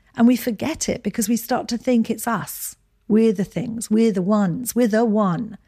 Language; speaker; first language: English; native; English